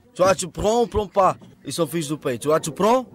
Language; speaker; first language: French; non-native, learner; Romany